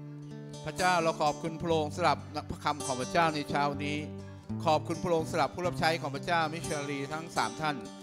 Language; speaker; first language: Thai; native; Thai